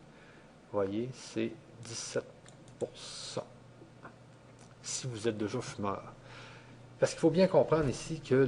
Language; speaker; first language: French; native; French